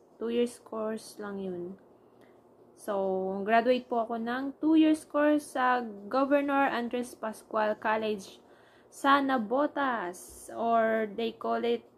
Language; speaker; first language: Filipino; non-native, local second language; Masbatenyo